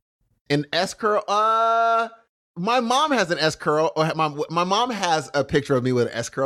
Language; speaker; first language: English; native; English